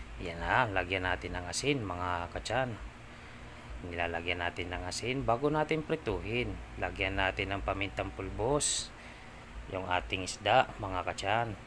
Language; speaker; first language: Filipino; native; Filipino